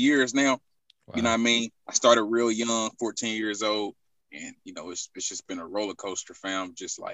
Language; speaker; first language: English; native; English